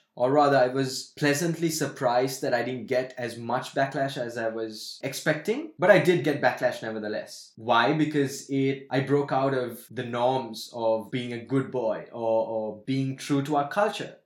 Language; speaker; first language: English; non-native, local second language; Sinhala